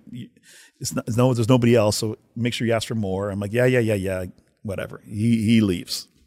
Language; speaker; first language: English; native; English